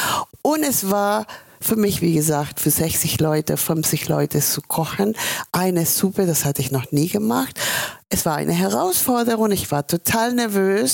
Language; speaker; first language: German; non-native, fluent; Spanish